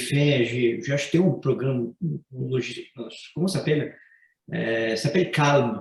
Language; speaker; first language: French; non-native, fluent; Portuguese